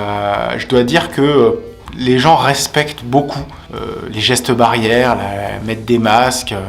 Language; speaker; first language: French; native; French